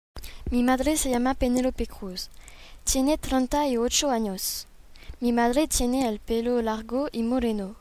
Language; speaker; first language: Spanish; non-native, learner; French